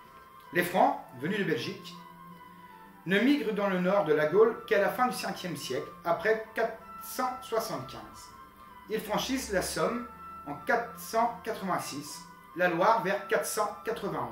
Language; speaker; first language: French; native; French